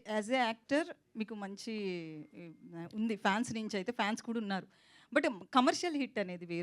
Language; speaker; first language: Telugu; native; Telugu